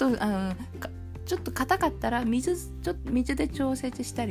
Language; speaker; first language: Japanese; non-native, fluent; Korean